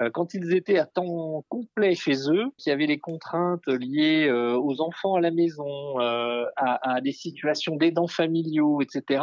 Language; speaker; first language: French; native; French